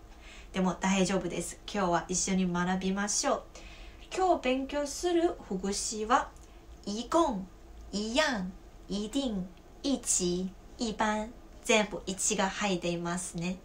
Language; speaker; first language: Japanese; non-native, fluent; Chinese